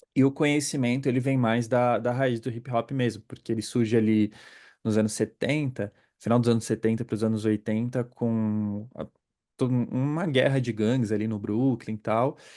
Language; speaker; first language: Portuguese; native; Portuguese